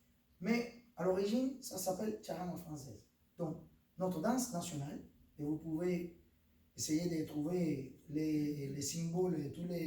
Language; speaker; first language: French; non-native, fluent; Spanish